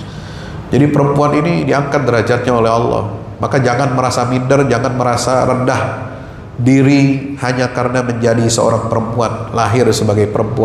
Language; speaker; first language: Indonesian; native; Indonesian